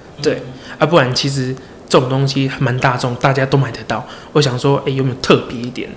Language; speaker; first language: Chinese; native; Chinese